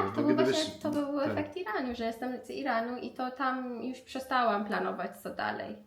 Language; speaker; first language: Polish; non-native, learner; Persian